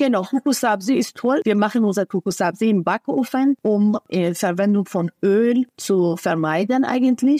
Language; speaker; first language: German; non-native, fluent; Persian